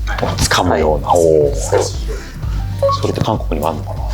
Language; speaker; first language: Japanese; native; Japanese